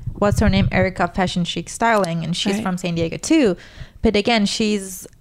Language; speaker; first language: English; non-native, fluent; Turkish